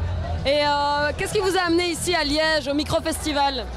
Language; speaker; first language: French; native; French